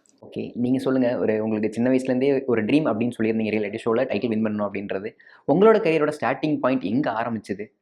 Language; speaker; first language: Tamil; native; Tamil